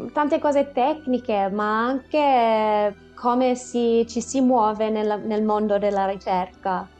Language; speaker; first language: Italian; non-native, fluent; English